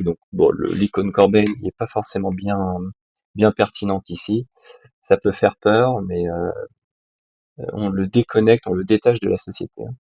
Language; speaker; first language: French; native; French